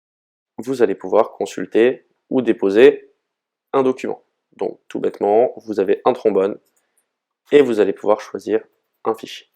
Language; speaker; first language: French; native; French